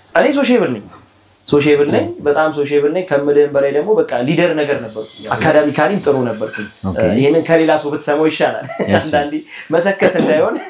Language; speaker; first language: Amharic; native; Amharic